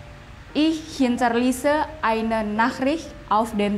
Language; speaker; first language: German; non-native, fluent; Indonesian